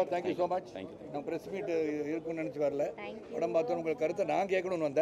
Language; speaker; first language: Tamil; native; Tamil